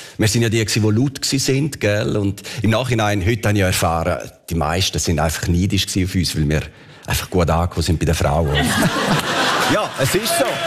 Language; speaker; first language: German; non-native, local second language; Italian